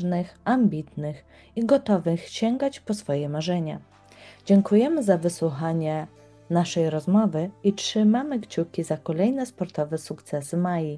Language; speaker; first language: Polish; native; Polish